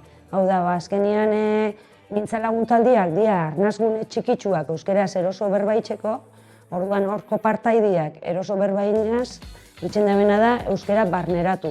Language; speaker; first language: Basque; native; Basque